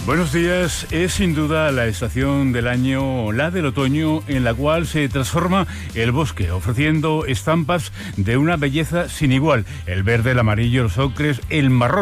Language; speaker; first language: Spanish; native; Spanish